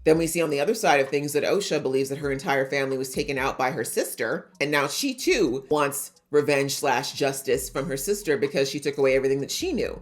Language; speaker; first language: English; native; English